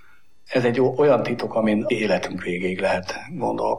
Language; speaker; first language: Hungarian; native; Hungarian